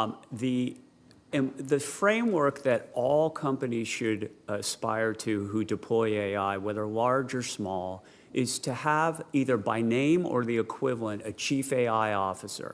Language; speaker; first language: English; native; English